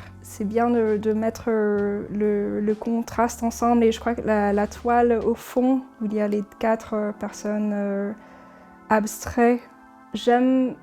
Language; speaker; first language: French; early bilingual, heritage; English